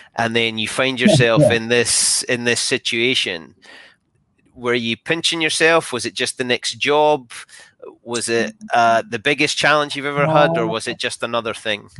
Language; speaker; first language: English; native; English